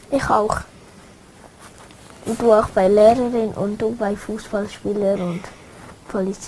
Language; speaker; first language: German; early bilingual, other home language; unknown